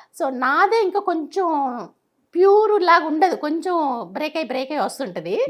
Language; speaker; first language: Telugu; native; Telugu